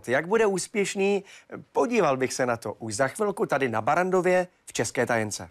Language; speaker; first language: Czech; native; Czech